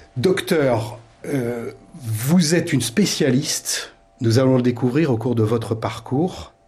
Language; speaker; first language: French; native; French